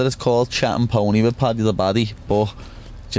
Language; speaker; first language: English; native; English